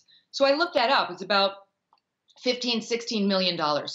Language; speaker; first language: English; native; English